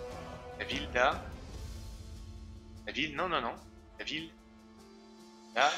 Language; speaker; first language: French; native; French